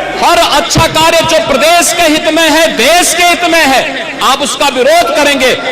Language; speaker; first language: Hindi; native; Hindi